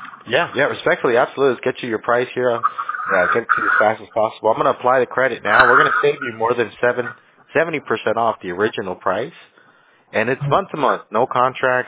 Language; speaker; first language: English; early bilingual, other home language; Spanish